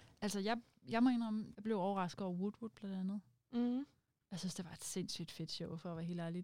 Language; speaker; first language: Danish; native; Danish